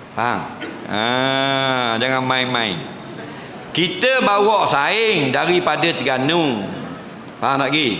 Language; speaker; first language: Malay; native; Malay